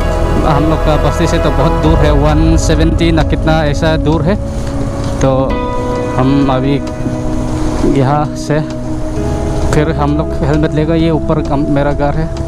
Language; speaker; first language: Hindi; non-native, local second language; Mizo